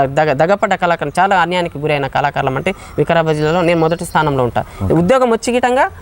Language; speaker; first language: Telugu; non-native, local second language; Lambadi